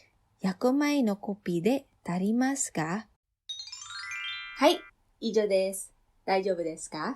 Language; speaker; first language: Japanese; non-native, fluent; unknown